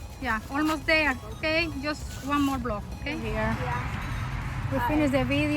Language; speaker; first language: English; non-native, fluent; Spanish